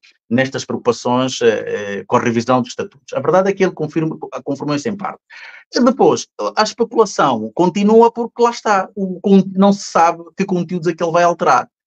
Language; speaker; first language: Portuguese; native; Portuguese